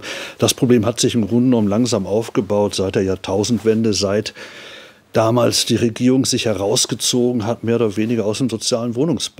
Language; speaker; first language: German; native; German